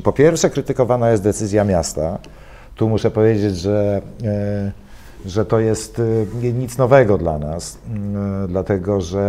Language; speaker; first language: Polish; native; Polish